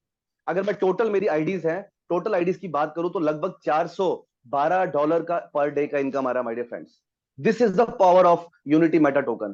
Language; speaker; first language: Hindi; native; Hindi